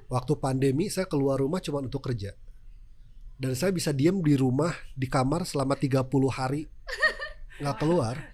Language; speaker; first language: Indonesian; non-native, local second language; Sundanese